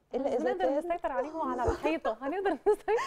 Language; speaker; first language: Arabic; native; Arabic